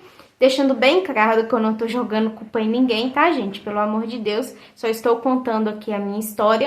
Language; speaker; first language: Portuguese; native; Portuguese